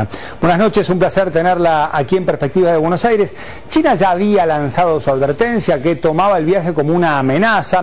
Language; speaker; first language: Spanish; native; Spanish